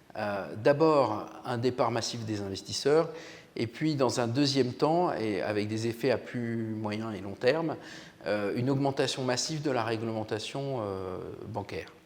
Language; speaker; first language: French; native; French